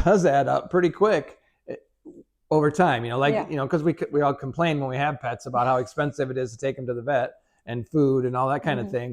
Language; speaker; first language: English; native; English